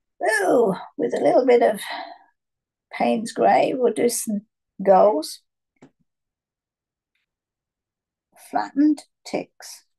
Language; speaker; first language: English; native; English